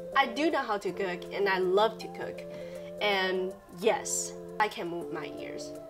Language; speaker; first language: English; non-native, fluent; Chinese